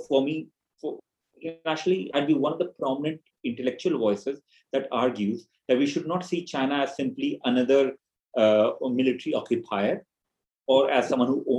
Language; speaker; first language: English; non-native, local second language; Hindi